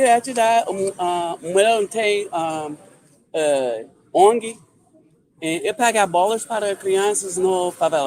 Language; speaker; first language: Portuguese; non-native, learner; English